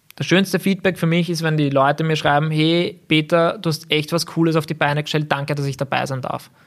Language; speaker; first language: German; native; German